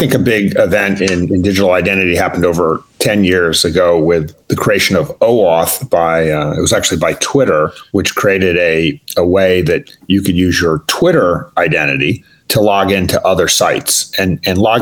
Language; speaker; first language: English; native; English